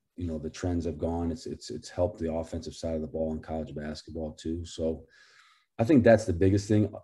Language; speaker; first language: English; native; English